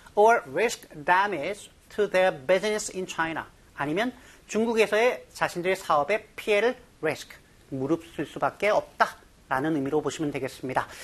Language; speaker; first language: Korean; native; Korean